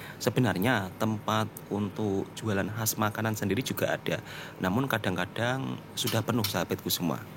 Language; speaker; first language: Indonesian; native; Indonesian